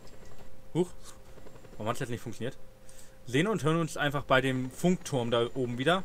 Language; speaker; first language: German; native; German